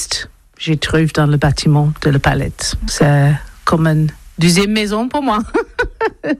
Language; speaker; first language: French; non-native, learner; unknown